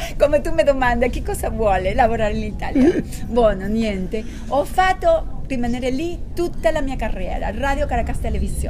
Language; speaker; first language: Italian; non-native, learner; Spanish